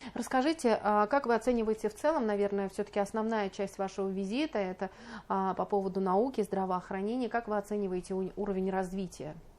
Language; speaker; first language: Russian; native; Russian